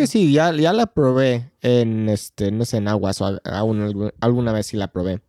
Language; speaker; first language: Spanish; non-native, fluent; English